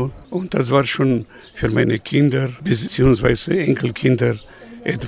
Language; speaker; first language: German; non-native, learner; Romanian